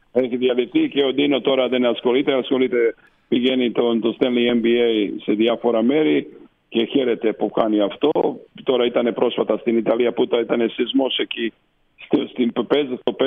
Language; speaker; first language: Greek; non-native, fluent; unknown